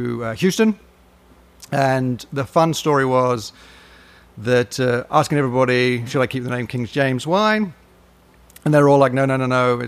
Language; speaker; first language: English; native; English